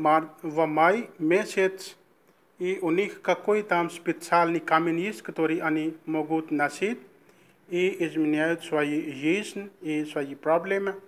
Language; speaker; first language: Russian; non-native, learner; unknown